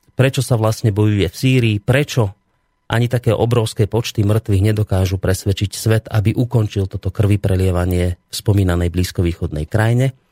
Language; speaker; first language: Slovak; native; Slovak